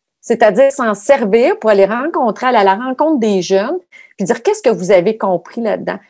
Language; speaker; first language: French; native; French